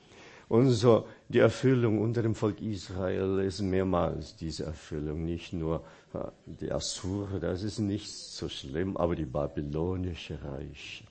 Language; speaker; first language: German; non-native, fluent; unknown